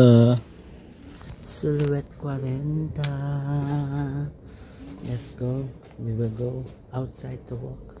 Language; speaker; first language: English; non-native, learner; Filipino